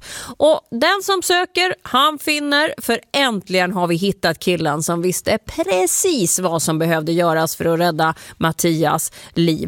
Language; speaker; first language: Swedish; native; Swedish